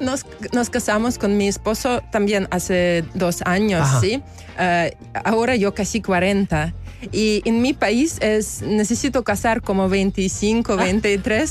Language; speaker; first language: Spanish; non-native, learner; Belarusian